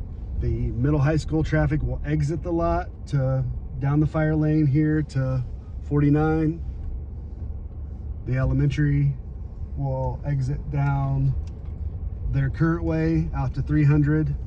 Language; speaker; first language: English; native; English